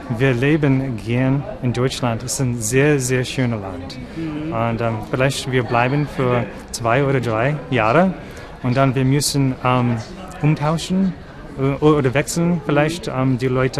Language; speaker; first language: German; non-native, learner; English